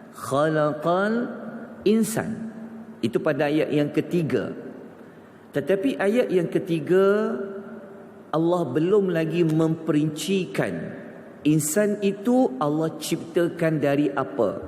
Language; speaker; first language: Malay; native; Malay